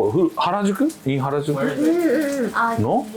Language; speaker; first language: Japanese; native; Japanese